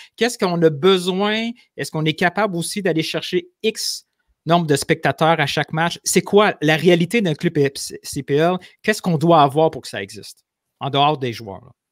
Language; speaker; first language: French; native; French